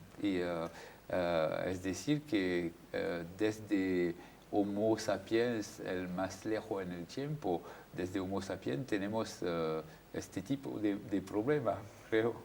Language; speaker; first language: Spanish; non-native, fluent; French